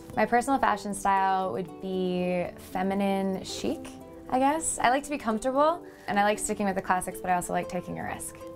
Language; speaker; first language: English; native; English